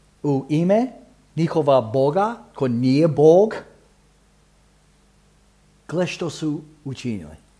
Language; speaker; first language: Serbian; early bilingual, heritage; Serbian